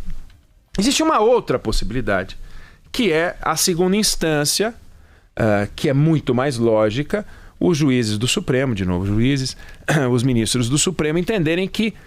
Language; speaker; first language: Portuguese; native; Portuguese